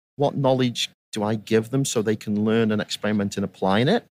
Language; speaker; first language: English; native; English